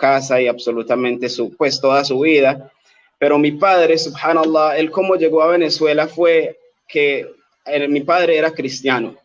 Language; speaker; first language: Spanish; native; Spanish